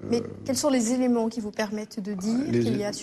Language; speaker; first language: French; native; French